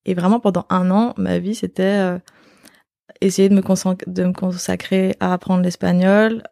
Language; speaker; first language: French; native; French